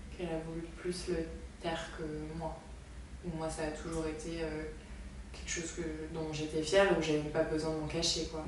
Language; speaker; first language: French; native; French